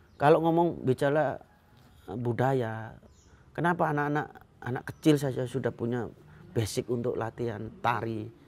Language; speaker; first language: Indonesian; non-native, local second language; Madurese